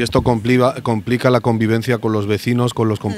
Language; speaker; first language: Spanish; native; Spanish